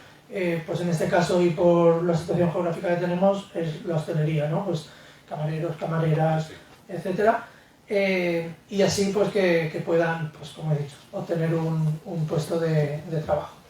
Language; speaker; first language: Spanish; native; Spanish